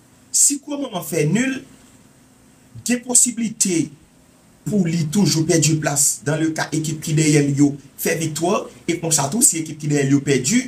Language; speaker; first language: French; non-native, local second language; Haitian Creole